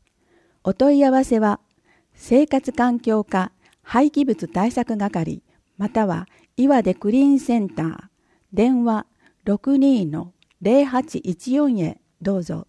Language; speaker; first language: Japanese; native; Japanese